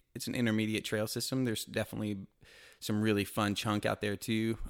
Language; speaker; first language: English; native; English